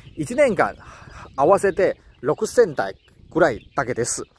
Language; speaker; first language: Japanese; non-native, learner; Chinese